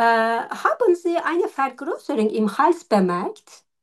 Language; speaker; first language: German; non-native, learner; Turkish